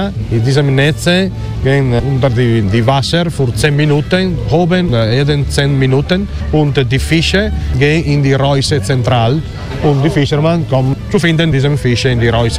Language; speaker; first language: German; non-native, learner; Italian